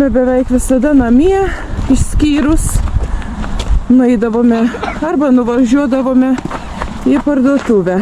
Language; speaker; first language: Lithuanian; native; Lithuanian